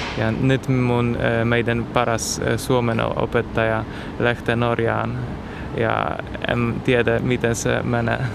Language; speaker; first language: Finnish; non-native, learner; Polish